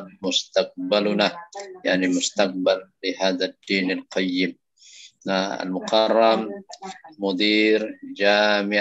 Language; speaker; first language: Arabic; non-native, fluent; Indonesian